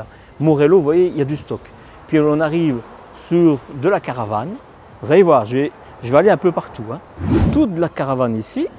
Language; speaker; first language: French; native; French